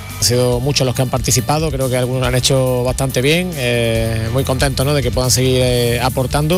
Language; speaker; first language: Spanish; native; Spanish